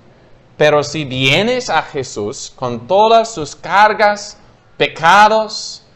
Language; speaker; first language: Spanish; non-native, fluent; English